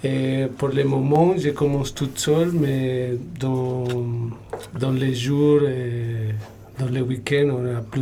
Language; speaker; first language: French; non-native, learner; Spanish